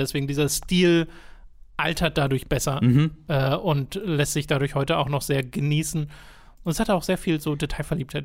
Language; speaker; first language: German; native; German